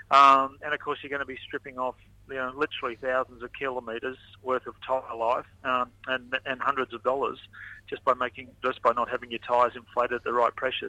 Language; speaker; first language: English; native; English